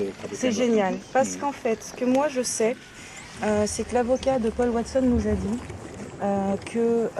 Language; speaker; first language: French; native; French